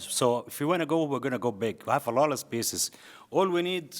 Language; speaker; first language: English; non-native, learner; Arabic